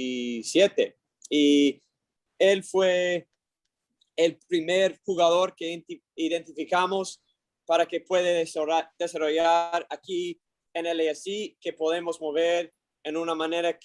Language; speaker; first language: Spanish; non-native, learner; English